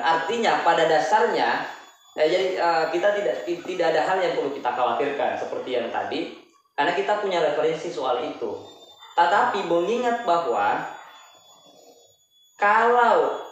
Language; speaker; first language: Indonesian; native; Indonesian